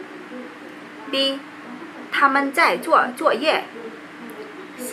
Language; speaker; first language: Chinese; non-native, learner; Vietnamese